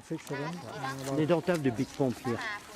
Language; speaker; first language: English; non-native, learner; French